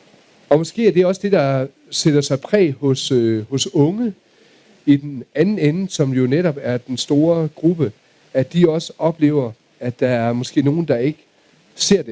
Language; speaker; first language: Danish; native; Danish